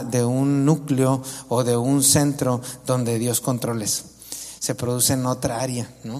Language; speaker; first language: Spanish; native; Spanish